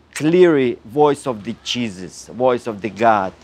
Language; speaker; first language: English; non-native, learner; Russian